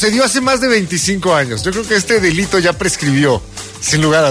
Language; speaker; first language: Spanish; native; Spanish